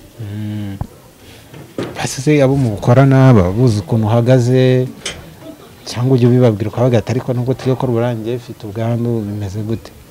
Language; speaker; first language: Kinyarwanda; native; Kinyarwanda